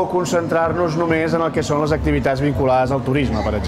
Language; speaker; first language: Catalan; native; Catalan